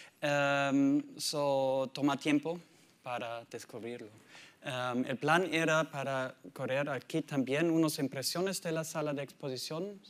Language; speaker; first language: Spanish; non-native, learner; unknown